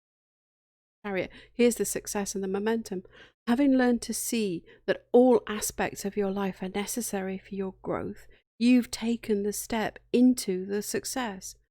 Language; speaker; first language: English; native; English